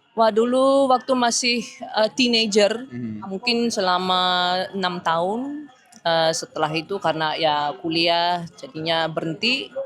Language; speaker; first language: Indonesian; early bilingual, heritage; Indonesian